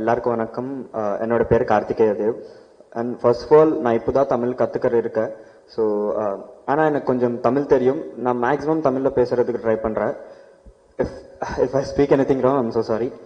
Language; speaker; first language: Tamil; non-native, learner; Malayalam